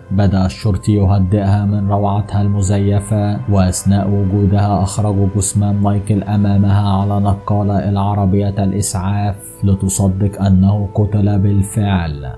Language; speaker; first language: Arabic; native; Arabic